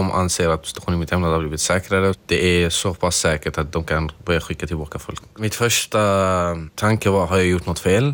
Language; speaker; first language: Swedish; non-native, fluent; Arabic